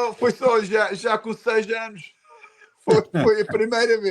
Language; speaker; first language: Portuguese; early bilingual, heritage; Portuguese